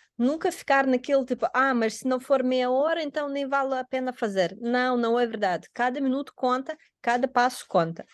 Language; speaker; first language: Portuguese; non-native, fluent; Russian